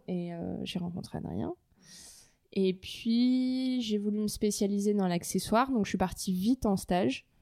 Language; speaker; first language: French; native; French